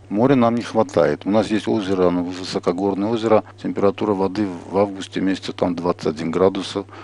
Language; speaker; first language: Russian; non-native, local second language; Armenian